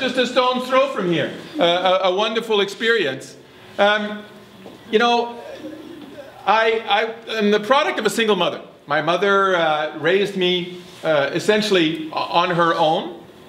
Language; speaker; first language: English; native; English